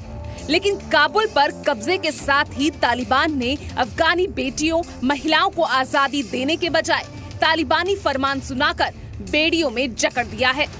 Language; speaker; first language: Hindi; native; Hindi